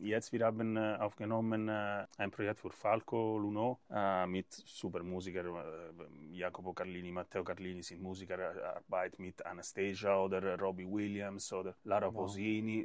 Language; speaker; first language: German; non-native, learner; Italian